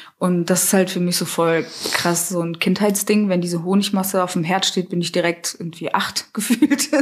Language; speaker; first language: German; early bilingual, other home language; Russian